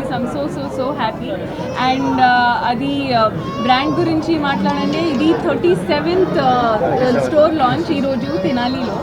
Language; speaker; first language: Telugu; non-native, fluent; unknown